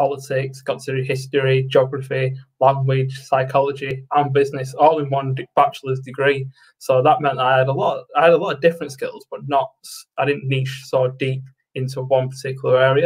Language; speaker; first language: English; native; English